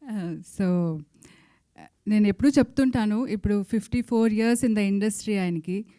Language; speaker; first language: Telugu; non-native, local second language; Kannada